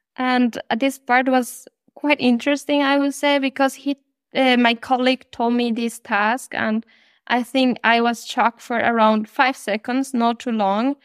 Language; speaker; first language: English; non-native, fluent; Spanish